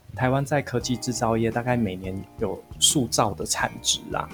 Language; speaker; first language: Chinese; native; Chinese